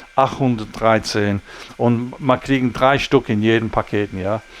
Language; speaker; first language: German; non-native, learner; English